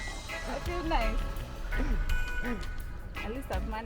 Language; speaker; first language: English; non-native, local second language; Swahili